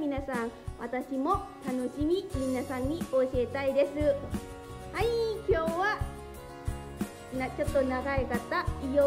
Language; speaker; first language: Japanese; non-native, learner; Lao